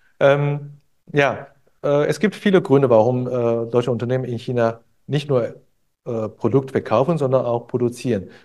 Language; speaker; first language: German; non-native, fluent; Chinese